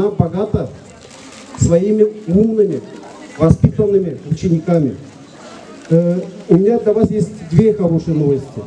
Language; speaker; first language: Russian; non-native, local second language; Gagauz